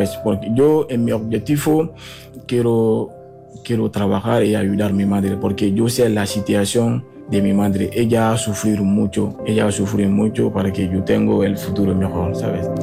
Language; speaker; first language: Spanish; non-native, learner; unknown